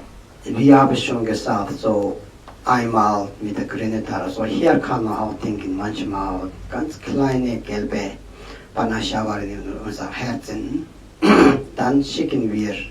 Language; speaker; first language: German; non-native, learner; Tibetan